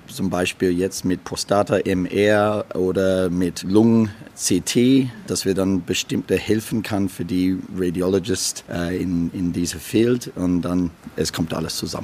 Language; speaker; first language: German; non-native, learner; English